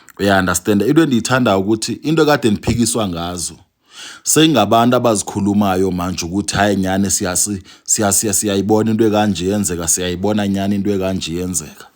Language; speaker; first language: Zulu; non-native, local second language; Xhosa